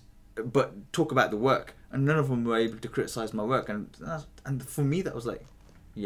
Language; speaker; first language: English; native; English